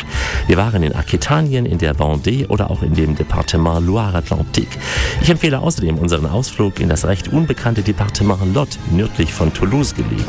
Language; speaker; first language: German; native; German